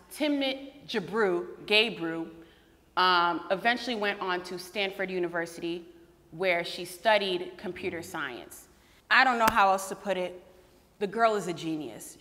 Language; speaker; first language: English; native; English